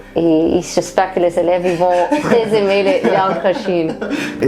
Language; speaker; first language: French; non-native, fluent; Spanish